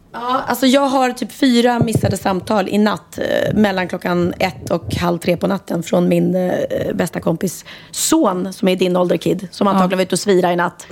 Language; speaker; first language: Swedish; native; Swedish